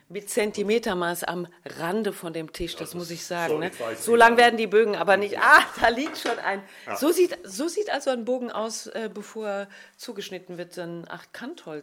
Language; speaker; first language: German; native; German